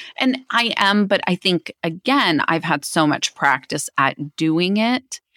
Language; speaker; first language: English; native; English